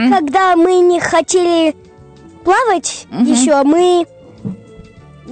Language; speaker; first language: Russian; early bilingual, heritage; Russian